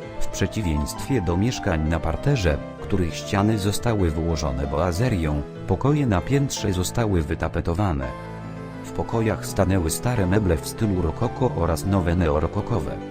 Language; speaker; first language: Polish; native; Polish